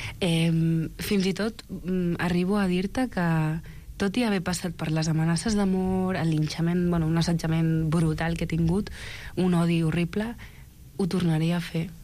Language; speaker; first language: Catalan; early bilingual, other home language; Arabic